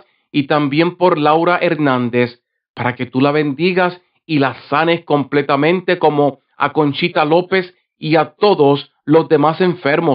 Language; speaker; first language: Spanish; native; Spanish